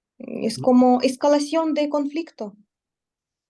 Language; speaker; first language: Spanish; non-native, learner; Russian